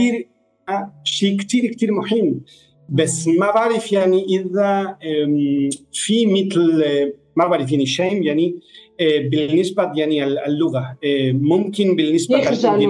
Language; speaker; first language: Arabic; non-native, fluent; Spanish